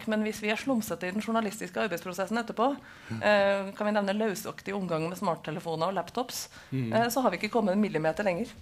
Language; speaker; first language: Norwegian; native; Norwegian